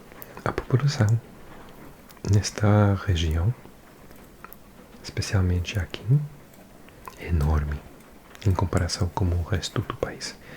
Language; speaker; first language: Portuguese; non-native, learner; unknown